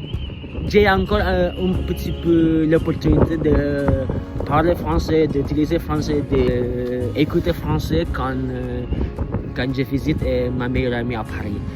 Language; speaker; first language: French; non-native, learner; Indonesian